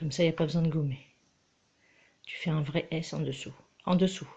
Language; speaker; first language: French; native; French